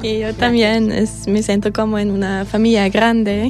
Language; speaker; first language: Spanish; non-native, fluent; German